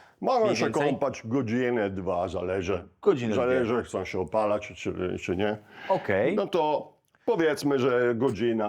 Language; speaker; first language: Polish; non-native, learner; Italian